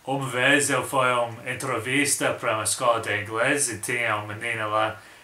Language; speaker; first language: Portuguese; non-native, learner; English